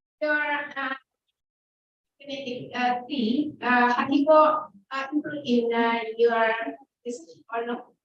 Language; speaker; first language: English; non-native, learner; Indonesian